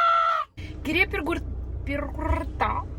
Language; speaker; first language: Portuguese; non-native, learner; Russian